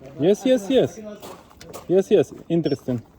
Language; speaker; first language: English; non-native, learner; Ukrainian